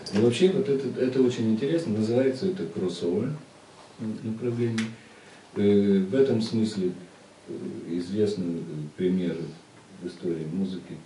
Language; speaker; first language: Russian; native; Russian